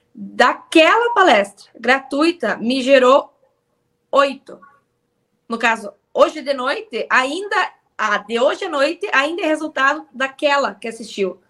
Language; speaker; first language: Portuguese; native; Portuguese